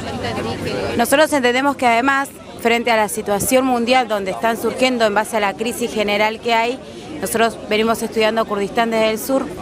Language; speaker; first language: Spanish; native; Spanish